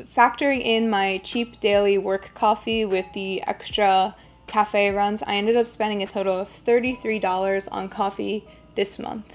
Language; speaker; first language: English; native; English